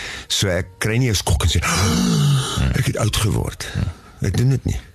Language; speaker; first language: Afrikaans; non-native, fluent; English